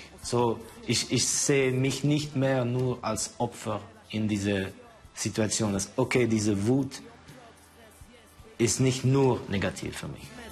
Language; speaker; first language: German; non-native, fluent; Estonian